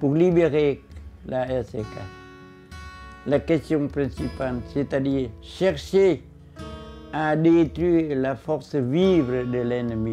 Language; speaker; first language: French; non-native, local second language; Vietnamese